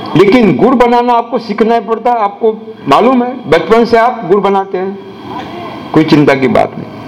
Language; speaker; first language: Hindi; non-native, local second language; Marathi